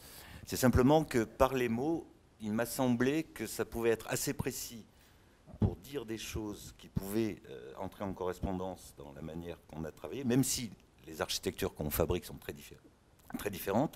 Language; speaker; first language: French; native; French